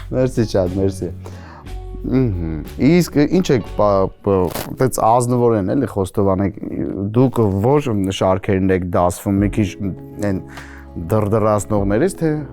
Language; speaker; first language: Armenian; native; Armenian